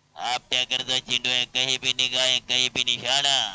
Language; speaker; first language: Hindi; non-native, local second language; Marathi